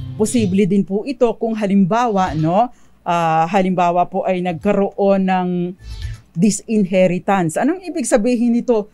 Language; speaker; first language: Filipino; native; Filipino